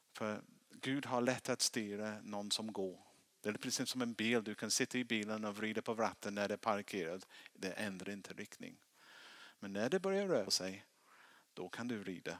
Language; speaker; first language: Swedish; non-native, fluent; English